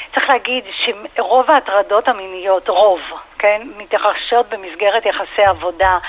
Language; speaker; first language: Hebrew; early bilingual, other home language; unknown